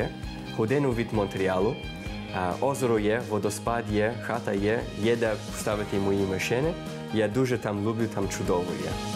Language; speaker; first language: Ukrainian; early bilingual, heritage; Ukrainian